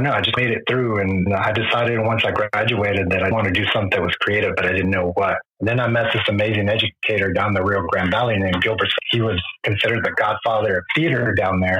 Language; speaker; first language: English; non-native, fluent; Spanish